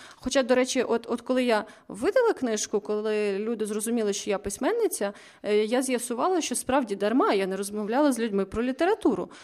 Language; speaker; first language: Ukrainian; native; Ukrainian